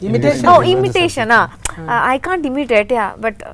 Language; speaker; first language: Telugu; non-native, learner; Hindi